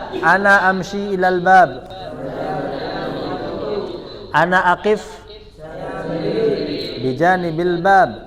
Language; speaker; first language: Arabic; non-native, fluent; Indonesian